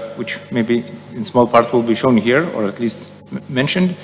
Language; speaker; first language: English; non-native, fluent; Lithuanian